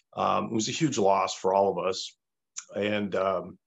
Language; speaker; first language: English; native; English